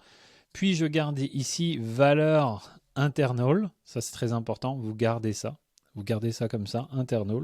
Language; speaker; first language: French; native; French